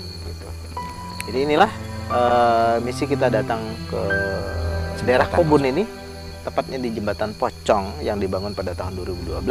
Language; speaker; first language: Indonesian; native; Indonesian